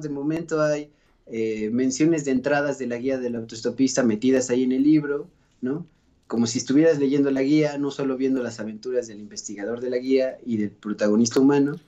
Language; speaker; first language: Spanish; native; Spanish